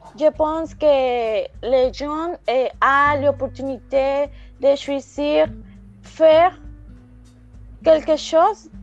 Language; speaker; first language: French; non-native, learner; Spanish